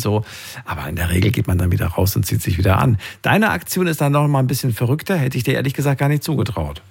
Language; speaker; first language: German; native; German